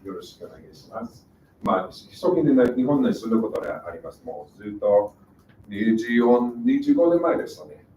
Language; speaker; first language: Japanese; non-native, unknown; English